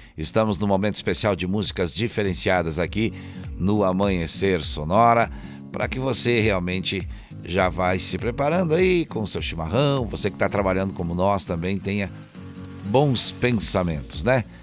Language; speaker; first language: Portuguese; native; Portuguese